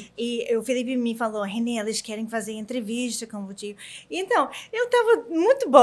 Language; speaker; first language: Portuguese; non-native, learner; English